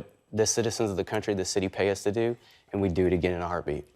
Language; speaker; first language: English; native; English